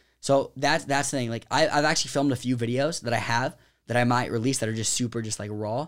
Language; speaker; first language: English; native; English